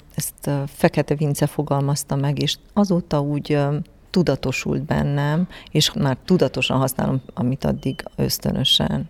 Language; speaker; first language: Hungarian; native; Hungarian